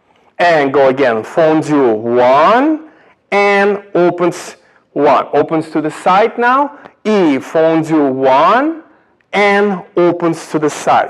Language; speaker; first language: English; non-native, fluent; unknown